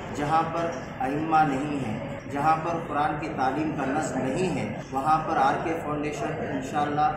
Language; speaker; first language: Hindi; non-native, local second language; Urdu